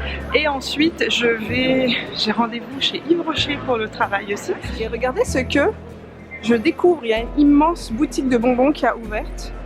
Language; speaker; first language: French; native; French